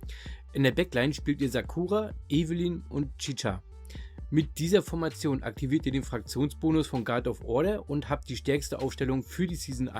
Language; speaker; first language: German; native; German